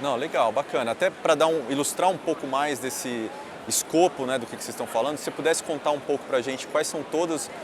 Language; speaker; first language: Portuguese; native; Portuguese